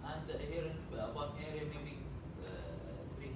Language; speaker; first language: English; non-native, learner; Arabic